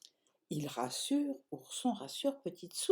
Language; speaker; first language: French; native; French